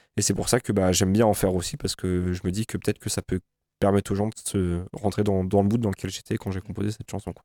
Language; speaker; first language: French; native; French